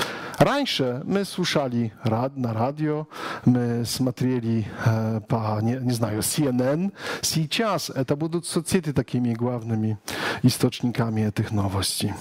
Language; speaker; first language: Russian; non-native, learner; Polish